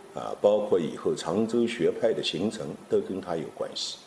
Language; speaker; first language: Chinese; native; Chinese